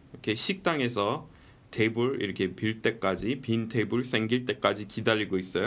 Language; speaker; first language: Korean; non-native, fluent; English